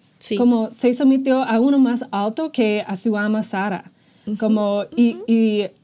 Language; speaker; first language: Spanish; non-native, fluent; English